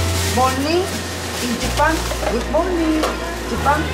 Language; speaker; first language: English; non-native, learner; Indonesian